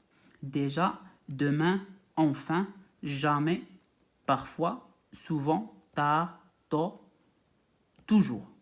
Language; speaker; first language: French; non-native, local second language; Arabic